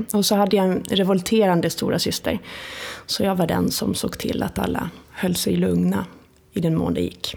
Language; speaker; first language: Swedish; early bilingual, other home language; Italian